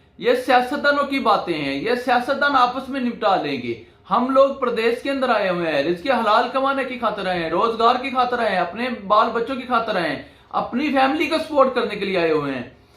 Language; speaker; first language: Urdu; non-native, local second language; Punjabi